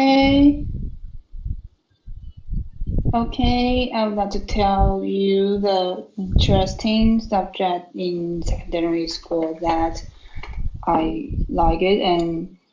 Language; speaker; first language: English; non-native, learner; Chinese